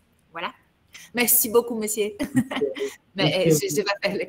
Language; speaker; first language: French; non-native, learner; Portuguese